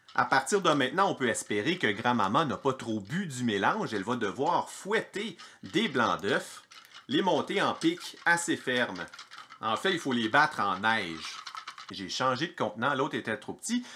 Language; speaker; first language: French; native; French